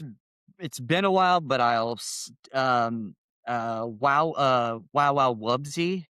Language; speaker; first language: English; native; English